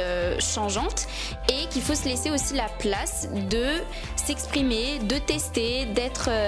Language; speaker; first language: French; native; French